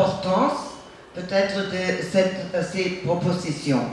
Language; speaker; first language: French; non-native, fluent; German